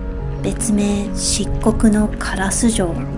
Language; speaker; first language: Japanese; native; Japanese